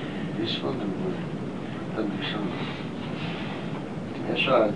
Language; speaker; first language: Russian; non-native, learner; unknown